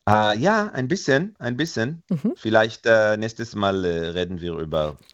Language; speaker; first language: German; non-native, fluent; Hebrew